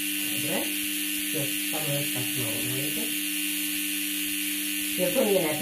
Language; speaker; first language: Serbian; native; Serbian